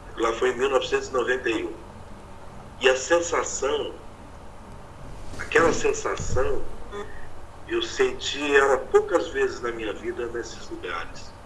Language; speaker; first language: Portuguese; native; Portuguese